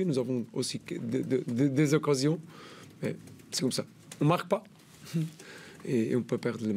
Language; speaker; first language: French; non-native, learner; Portuguese